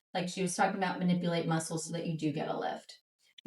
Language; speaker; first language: English; native; English